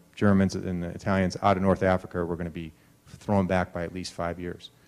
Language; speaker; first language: English; native; English